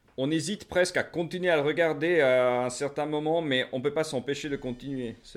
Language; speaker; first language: French; native; French